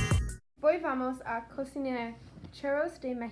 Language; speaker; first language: Spanish; non-native, learner; English